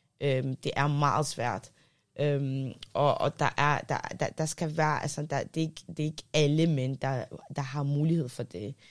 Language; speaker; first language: Danish; early bilingual, other home language; Arabic